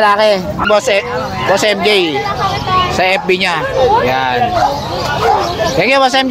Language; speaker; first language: Filipino; native; Filipino